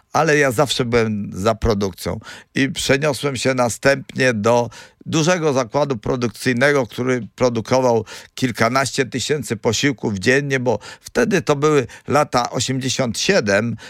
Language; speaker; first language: Polish; native; Polish